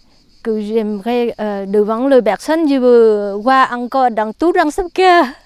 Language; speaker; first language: French; non-native, learner; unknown